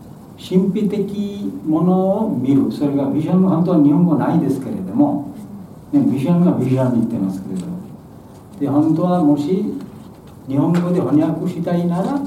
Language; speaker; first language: Japanese; non-native, learner; Bangla